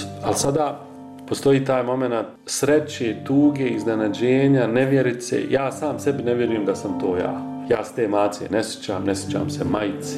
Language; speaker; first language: Croatian; native; Croatian